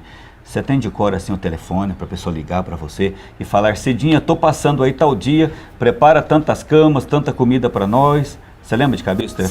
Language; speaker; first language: Portuguese; native; Portuguese